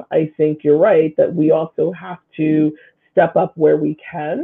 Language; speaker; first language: English; native; English